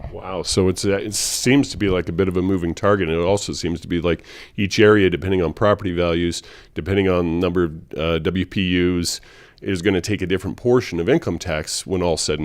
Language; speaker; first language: English; native; English